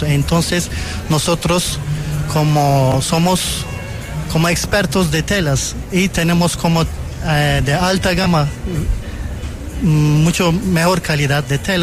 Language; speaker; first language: Spanish; non-native, fluent; Turkish